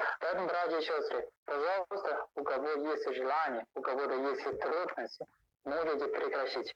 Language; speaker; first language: Russian; non-native, learner; Chinese